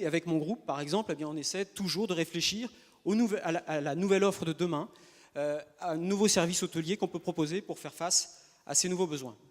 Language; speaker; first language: French; native; French